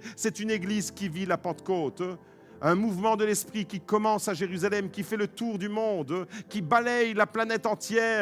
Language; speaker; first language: French; native; French